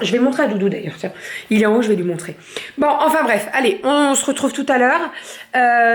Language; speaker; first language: French; native; French